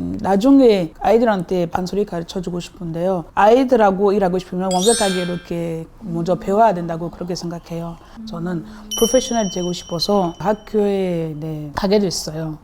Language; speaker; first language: Korean; non-native, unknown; French